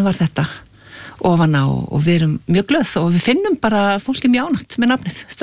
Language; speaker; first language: Icelandic; native; Icelandic